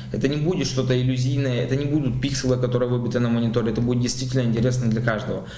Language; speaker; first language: Russian; native; Russian